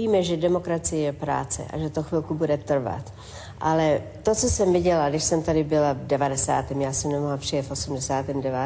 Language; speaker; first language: Czech; early bilingual, heritage; Czech